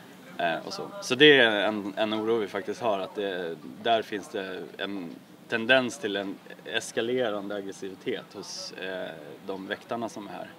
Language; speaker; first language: Swedish; native; Swedish